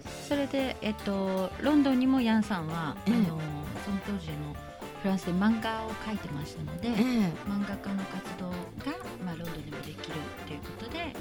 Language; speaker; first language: Japanese; native; Japanese